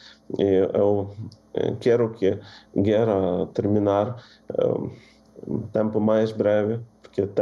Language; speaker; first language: Portuguese; non-native, fluent; Ukrainian